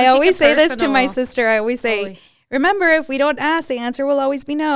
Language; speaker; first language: English; early bilingual, other home language; Spanish